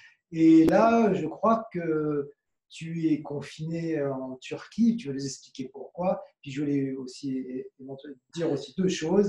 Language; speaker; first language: French; native; French